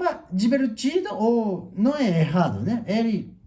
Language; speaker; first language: Portuguese; non-native, learner; Japanese